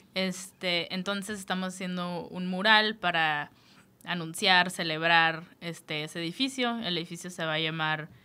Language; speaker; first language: Spanish; native; Spanish